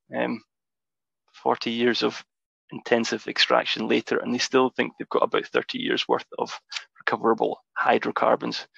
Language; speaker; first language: English; native; English